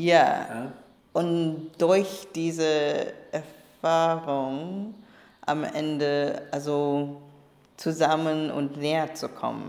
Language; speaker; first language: German; non-native, learner; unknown